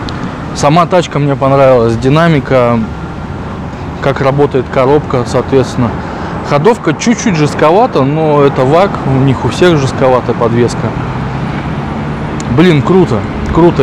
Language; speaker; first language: Russian; native; Russian